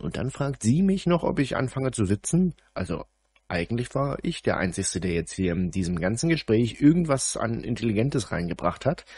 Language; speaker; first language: German; native; German